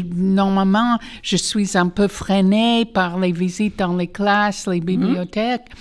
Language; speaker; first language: French; non-native, fluent; English